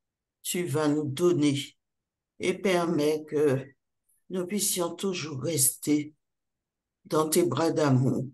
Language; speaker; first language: French; native; French